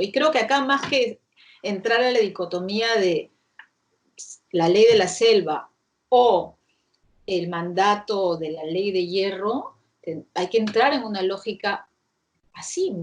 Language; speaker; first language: Spanish; native; Spanish